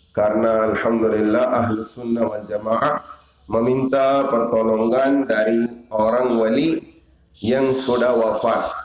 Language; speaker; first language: Indonesian; non-native, learner; Urdu